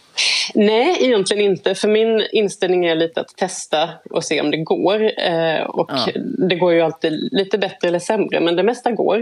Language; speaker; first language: Swedish; native; Swedish